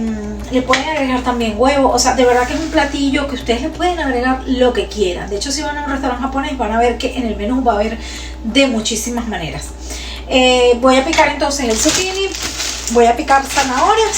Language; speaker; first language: Spanish; native; Spanish